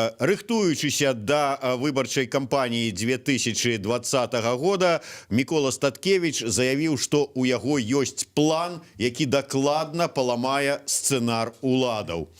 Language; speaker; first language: Belarusian; native; Belarusian